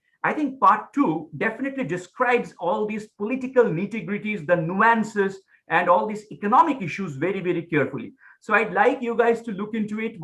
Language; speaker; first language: English; non-native, local second language; Bangla